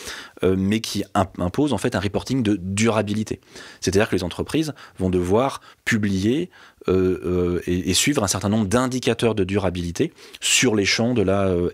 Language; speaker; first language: French; native; French